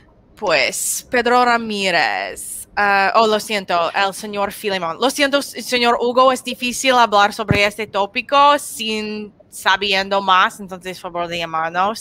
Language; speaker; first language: Spanish; non-native, learner; English